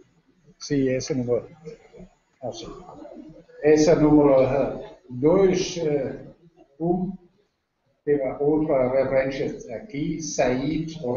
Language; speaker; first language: Portuguese; non-native, learner; Danish